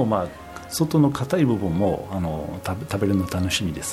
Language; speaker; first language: Japanese; non-native, fluent; French